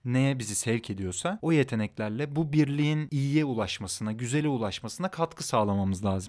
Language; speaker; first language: Turkish; native; Turkish